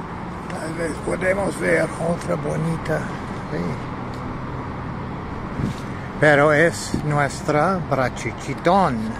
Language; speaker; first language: Spanish; non-native, learner; English